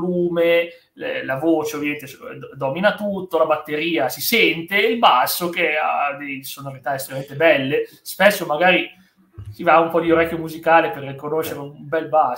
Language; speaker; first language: Italian; native; Italian